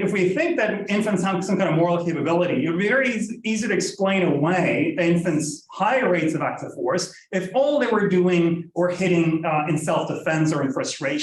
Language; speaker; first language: English; non-native, fluent; Norwegian